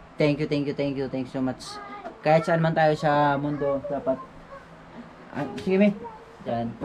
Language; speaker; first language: Filipino; non-native, local second language; Cebuano